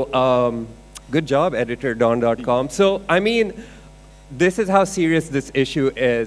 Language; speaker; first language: English; non-native, local second language; Urdu